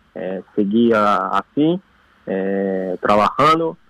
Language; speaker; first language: Spanish; non-native, learner; Portuguese